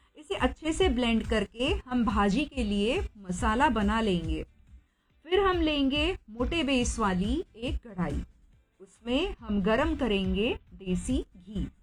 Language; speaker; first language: Hindi; non-native, local second language; Marathi